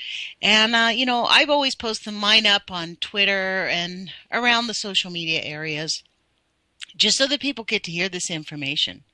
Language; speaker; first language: English; native; English